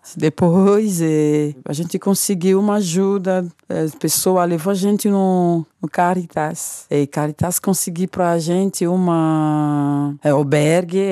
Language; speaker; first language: Portuguese; non-native, local second language; French